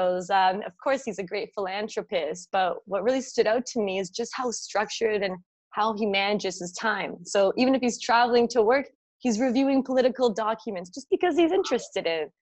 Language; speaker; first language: English; native; English